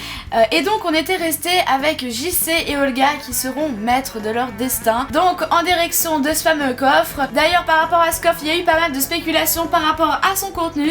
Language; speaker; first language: French; native; French